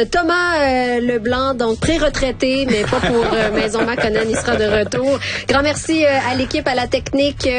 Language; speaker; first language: French; native; French